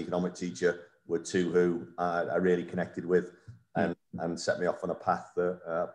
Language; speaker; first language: English; native; English